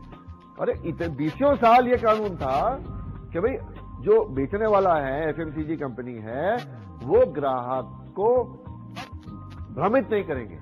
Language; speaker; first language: Hindi; native; Hindi